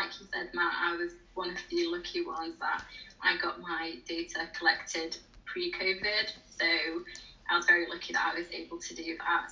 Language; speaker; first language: English; native; English